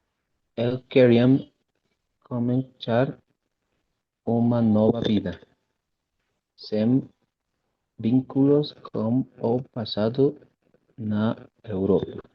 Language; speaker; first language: Portuguese; non-native, learner; Spanish